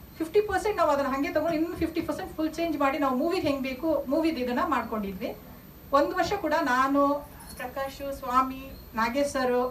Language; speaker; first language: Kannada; non-native, local second language; Kodava